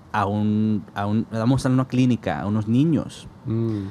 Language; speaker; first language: Spanish; early bilingual, heritage; Spanish